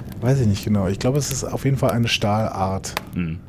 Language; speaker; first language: German; native; German